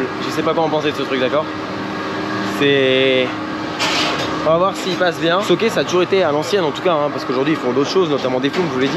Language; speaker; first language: French; native; French